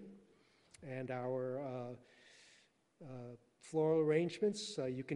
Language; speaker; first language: English; early bilingual, other home language; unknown